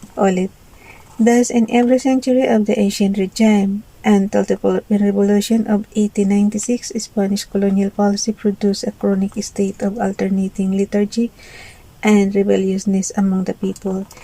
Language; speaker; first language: English; non-native, local second language; Filipino